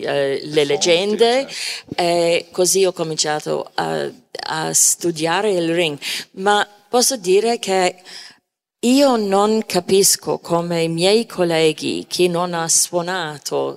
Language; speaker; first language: Italian; non-native, fluent; English